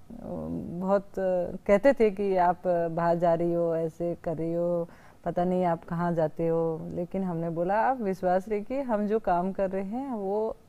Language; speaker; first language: Hindi; native; Hindi